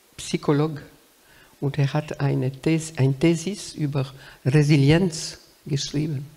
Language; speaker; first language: German; non-native, learner; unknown